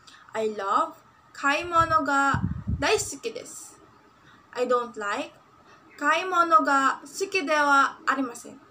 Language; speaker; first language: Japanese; non-native, learner; Filipino